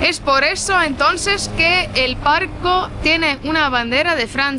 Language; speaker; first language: Spanish; non-native, fluent; Estonian